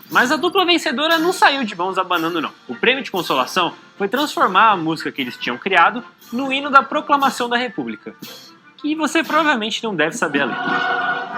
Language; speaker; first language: Portuguese; native; Portuguese